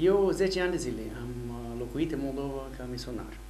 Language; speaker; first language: Romanian; non-native, fluent; English